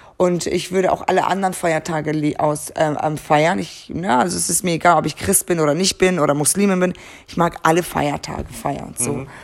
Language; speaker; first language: German; early bilingual, other home language; Persian